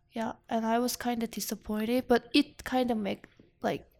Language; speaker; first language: English; non-native, learner; Korean